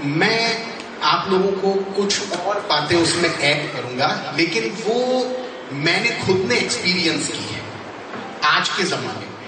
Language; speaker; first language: Hindi; native; Hindi